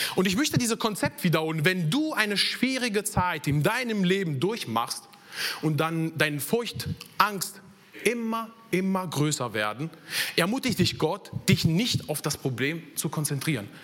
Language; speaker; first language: German; non-native, fluent; Italian